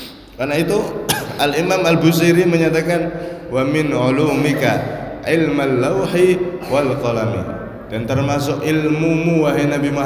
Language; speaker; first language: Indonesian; non-native, local second language; Javanese